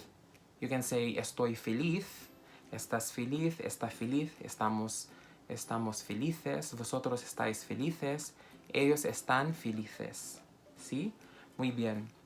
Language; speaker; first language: Spanish; non-native, fluent; Filipino